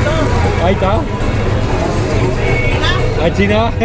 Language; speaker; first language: Spanish; native; Spanish